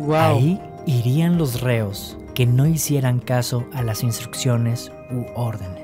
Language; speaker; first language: Spanish; native; Spanish